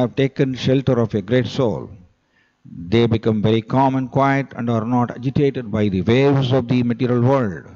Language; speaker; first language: English; non-native, local second language; Tamil